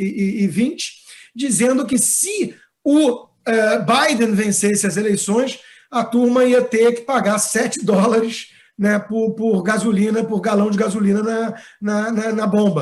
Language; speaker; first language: Portuguese; native; Portuguese